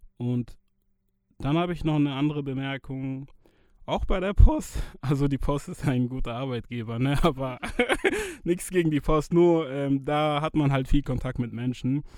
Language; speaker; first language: German; early bilingual, other home language; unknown